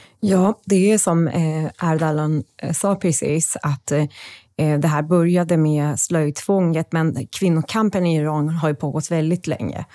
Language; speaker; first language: Swedish; non-native, fluent; Persian